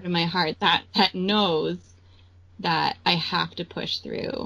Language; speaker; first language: English; native; English